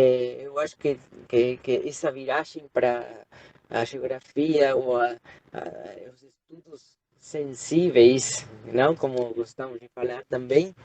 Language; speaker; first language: Portuguese; non-native, fluent; Spanish